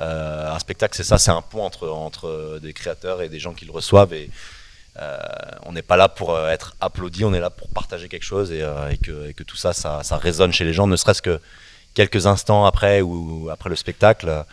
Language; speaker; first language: French; native; French